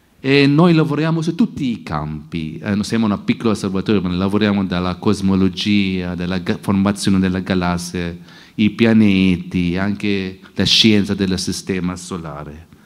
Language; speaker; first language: Italian; non-native, fluent; English